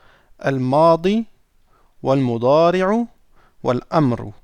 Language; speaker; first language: Arabic; non-native, fluent; French